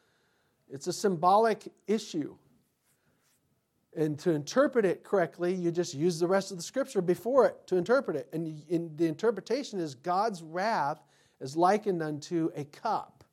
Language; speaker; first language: English; native; English